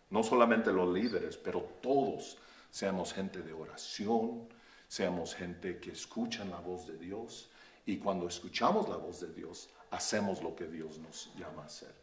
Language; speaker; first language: Spanish; early bilingual, other home language; English